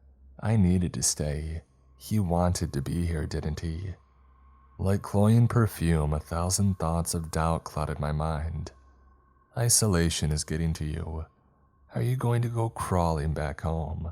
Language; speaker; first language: English; native; English